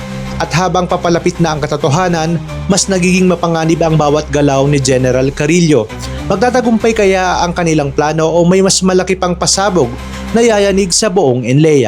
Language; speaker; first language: Filipino; native; Filipino